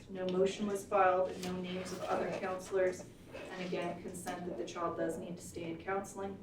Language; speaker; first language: English; native; English